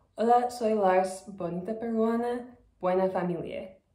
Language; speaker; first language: Spanish; non-native, fluent; English